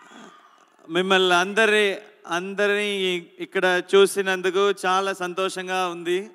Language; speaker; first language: Telugu; non-native, learner; Tamil